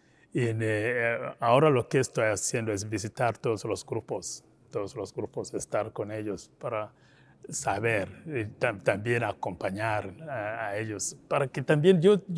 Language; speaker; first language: Spanish; non-native, fluent; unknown